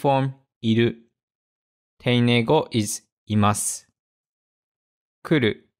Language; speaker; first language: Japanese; native; Japanese